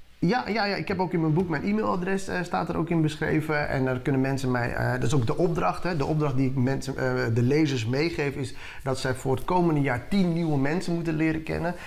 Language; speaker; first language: Dutch; early bilingual, other home language; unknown